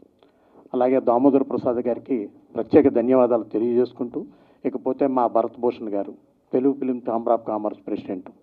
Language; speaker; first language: Telugu; native; Telugu